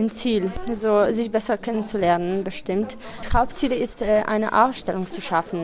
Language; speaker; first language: German; non-native, fluent; Polish